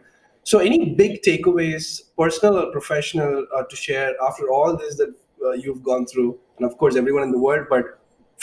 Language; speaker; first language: English; non-native, local second language; Hindi